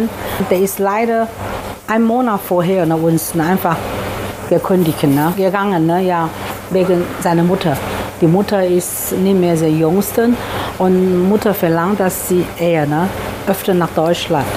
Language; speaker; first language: German; non-native, fluent; Chinese